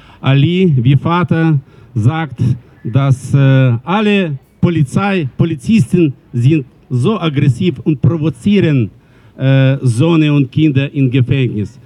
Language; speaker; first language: German; non-native, learner; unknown